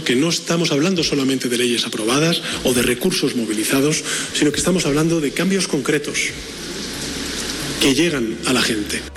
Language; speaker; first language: Spanish; native; Spanish